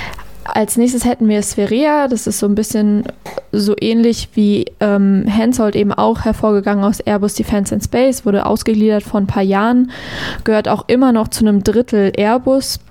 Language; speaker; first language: German; native; German